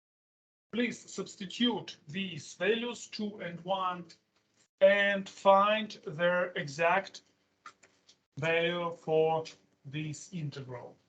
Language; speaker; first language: English; non-native, fluent; Russian